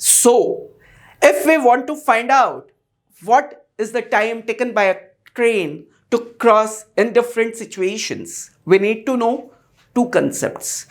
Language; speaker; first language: English; non-native, local second language; Hindi